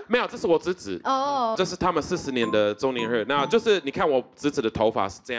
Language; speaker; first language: Chinese; non-native, fluent; English